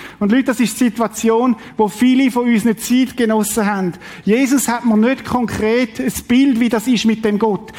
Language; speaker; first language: German; native; German